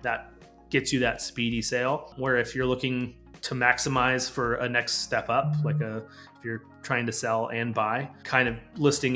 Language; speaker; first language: English; native; English